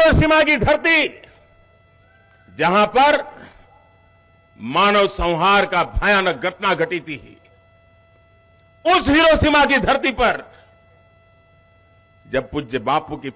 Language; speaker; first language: Hindi; non-native, local second language; Gujarati